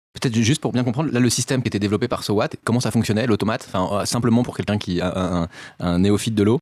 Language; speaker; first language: French; native; French